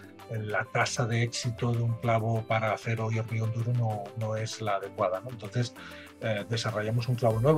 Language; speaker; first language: Spanish; native; Spanish